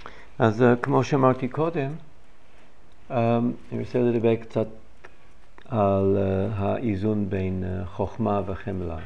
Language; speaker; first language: Hebrew; non-native, fluent; English